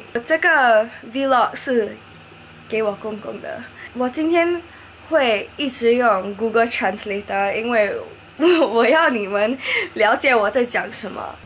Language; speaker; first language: Chinese; non-native, local second language; English